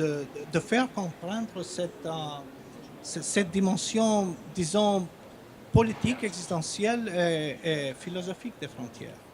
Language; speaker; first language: French; non-native, fluent; Albanian